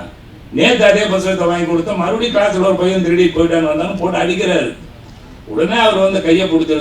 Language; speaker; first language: Tamil; native; Tamil